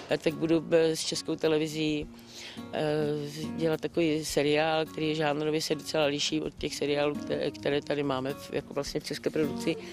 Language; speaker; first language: Czech; native; Czech